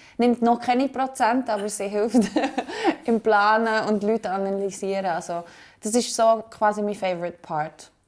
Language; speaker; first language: German; early bilingual, other home language; Albanian